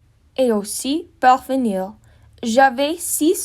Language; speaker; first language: French; non-native, learner; English